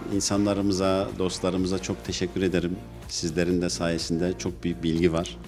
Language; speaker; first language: Turkish; early bilingual, heritage; Turkish